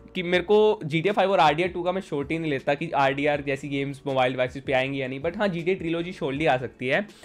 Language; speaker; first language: Hindi; native; Hindi